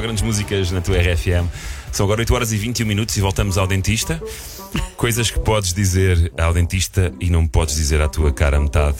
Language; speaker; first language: Portuguese; native; Portuguese